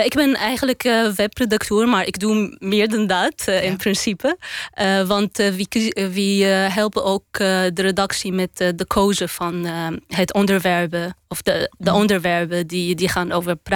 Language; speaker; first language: Dutch; non-native, learner; Arabic